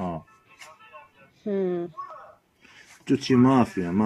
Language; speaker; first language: Italian; non-native, learner; Arabic